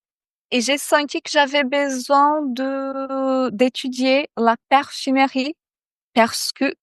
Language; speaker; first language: French; non-native, fluent; Portuguese